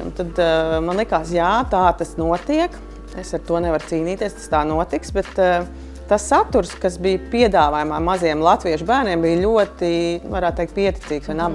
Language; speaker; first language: Latvian; native; Latvian